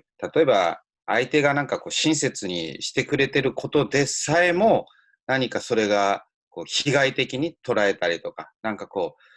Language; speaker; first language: Japanese; native; Japanese